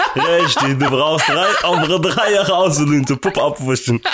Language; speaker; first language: German; non-native, fluent; Persian